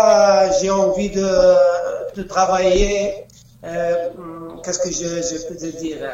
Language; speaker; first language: French; non-native, learner; Arabic